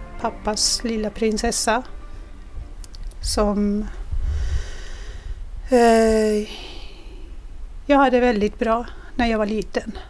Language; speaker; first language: Swedish; non-native, fluent; Persian